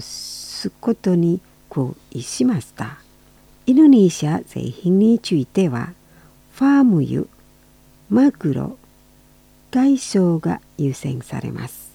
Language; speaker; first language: Japanese; non-native, fluent; Indonesian